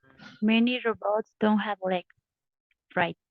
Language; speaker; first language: English; non-native, learner; Spanish